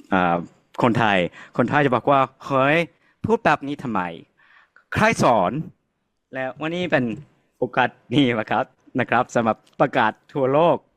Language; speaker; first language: Thai; non-native, fluent; English